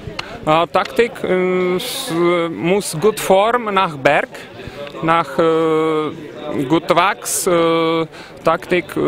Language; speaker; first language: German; non-native, learner; Czech